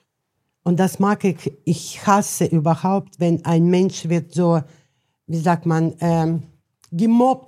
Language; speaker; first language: German; non-native, learner; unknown